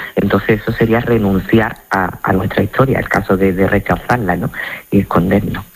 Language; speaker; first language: Spanish; native; Spanish